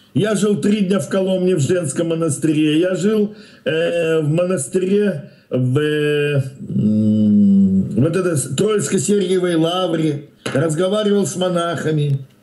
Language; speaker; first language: Russian; native; Russian